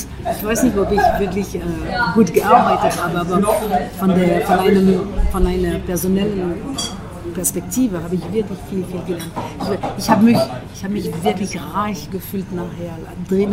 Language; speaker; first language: German; non-native, fluent; French